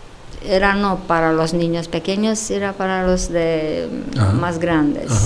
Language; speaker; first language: Spanish; non-native, fluent; Romanian